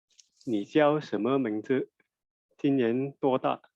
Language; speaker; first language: Chinese; non-native, learner; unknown